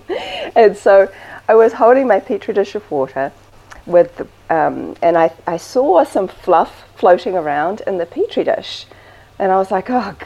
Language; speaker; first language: English; native; English